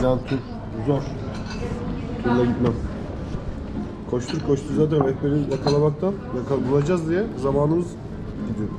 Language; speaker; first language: Turkish; native; Turkish